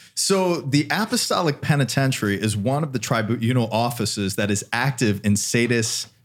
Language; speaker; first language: English; native; English